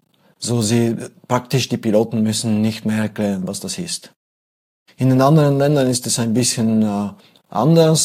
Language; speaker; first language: German; non-native, fluent; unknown